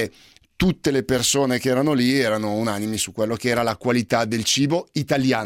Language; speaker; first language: Italian; native; Italian